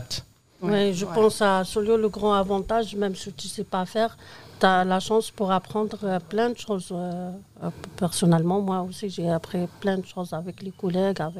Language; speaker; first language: French; non-native, fluent; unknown